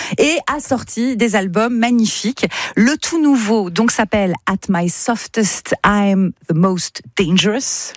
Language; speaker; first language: French; native; French